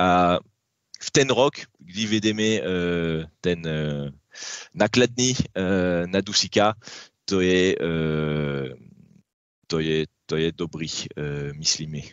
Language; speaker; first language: Czech; non-native, learner; French